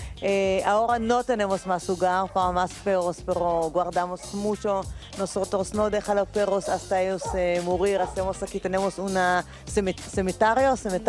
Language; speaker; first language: Spanish; non-native, learner; Hebrew